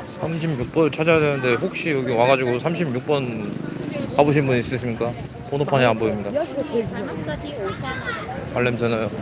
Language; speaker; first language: Korean; native; Korean